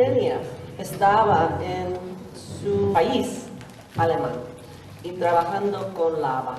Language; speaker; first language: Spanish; non-native, learner; English